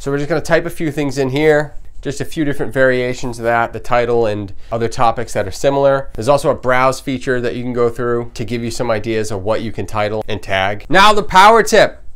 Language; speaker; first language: English; native; English